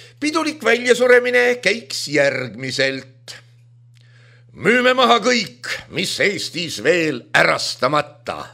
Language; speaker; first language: Estonian; native; Estonian